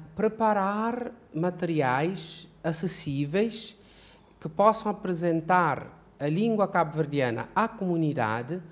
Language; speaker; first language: Portuguese; non-native, local second language; Kabuverdianu